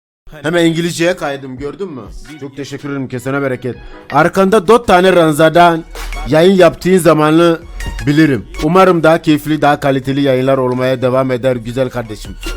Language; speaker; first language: Turkish; non-native, fluent; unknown